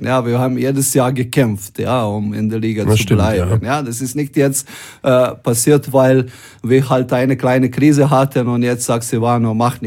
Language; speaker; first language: German; non-native, fluent; Croatian